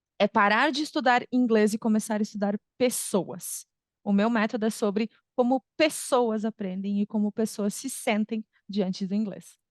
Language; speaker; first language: Portuguese; native; Portuguese